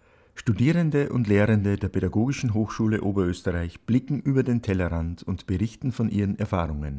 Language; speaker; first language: German; native; German